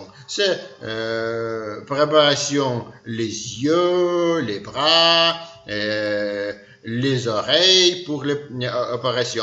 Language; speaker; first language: French; non-native, learner; Ukrainian